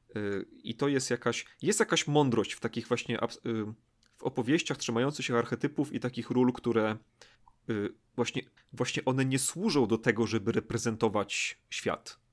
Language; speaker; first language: Polish; native; Polish